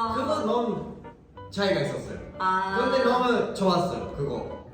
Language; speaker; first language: Korean; non-native, learner; Japanese